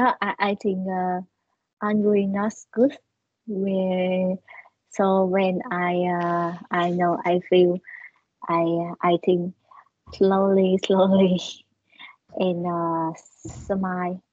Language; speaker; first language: English; non-native, learner; Vietnamese